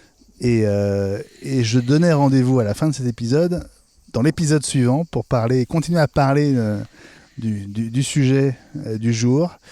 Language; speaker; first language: French; native; French